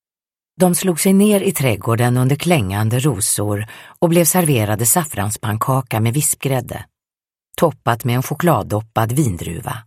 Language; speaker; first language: Swedish; native; Swedish